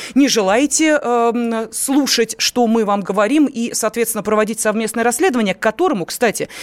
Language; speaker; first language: Russian; native; Russian